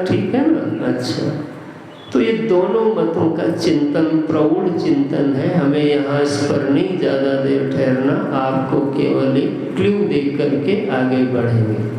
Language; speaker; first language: Hindi; native; Hindi